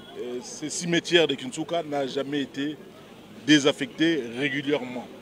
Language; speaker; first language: French; non-native, local second language; Lingala